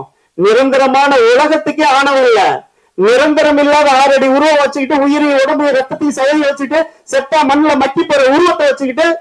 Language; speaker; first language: Tamil; native; Tamil